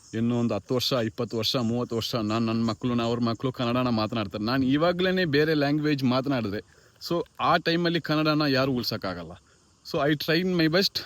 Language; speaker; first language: Kannada; non-native, local second language; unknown